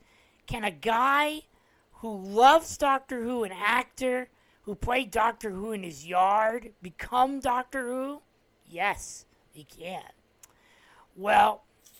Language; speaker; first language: English; native; English